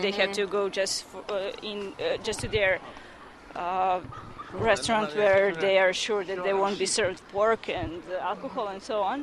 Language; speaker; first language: English; non-native, fluent; Serbian